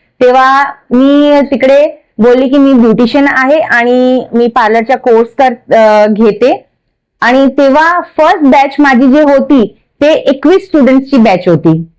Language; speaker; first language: Marathi; non-native, local second language; Kachhi